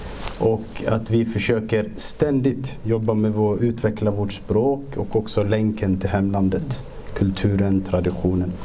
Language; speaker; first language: Swedish; early bilingual, other home language; Somali